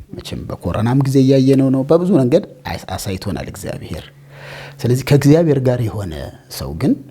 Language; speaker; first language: Amharic; native; Amharic